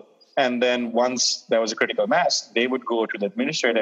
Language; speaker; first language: English; non-native, local second language; Sinhala